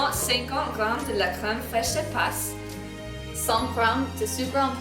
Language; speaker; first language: French; non-native, learner; English